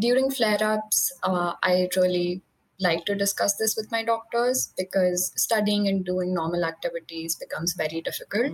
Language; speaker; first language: English; non-native, local second language; Hindi